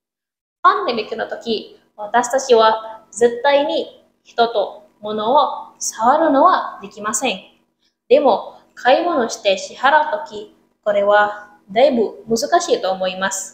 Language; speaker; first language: Japanese; non-native, learner; Indonesian